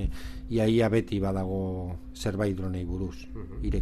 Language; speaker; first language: Basque; non-native, local second language; Spanish